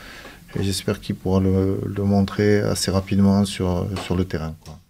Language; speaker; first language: French; native; French